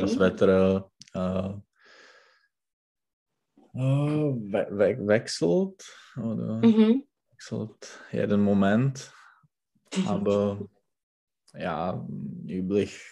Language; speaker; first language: German; non-native, learner; Czech